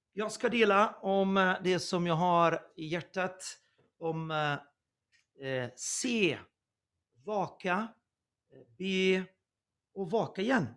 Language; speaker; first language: Swedish; non-native, fluent; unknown